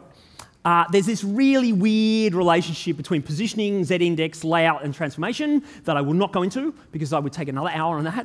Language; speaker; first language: English; native; English